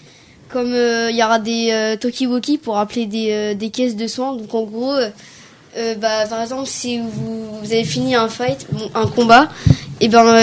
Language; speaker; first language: French; native; French